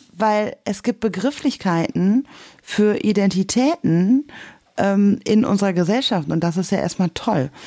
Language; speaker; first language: German; native; German